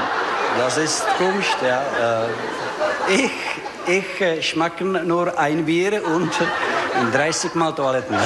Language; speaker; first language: German; non-native, learner; Czech